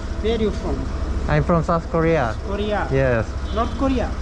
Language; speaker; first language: English; non-native, learner; Korean